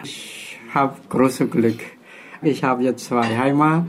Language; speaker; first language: German; non-native, fluent; Khmer